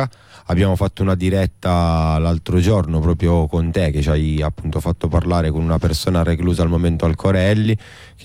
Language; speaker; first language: Italian; native; Italian